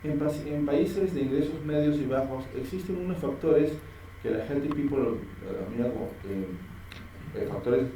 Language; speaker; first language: Spanish; native; Spanish